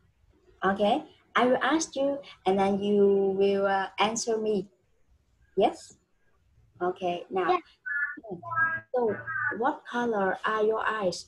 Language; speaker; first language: English; non-native, fluent; Vietnamese